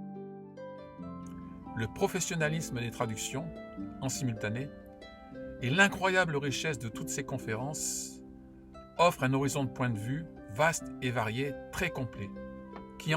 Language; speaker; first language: French; native; French